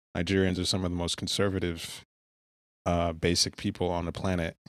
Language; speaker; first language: English; early bilingual, other home language; Yoruba